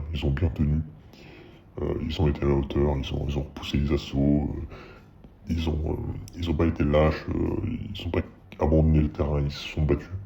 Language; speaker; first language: French; native; French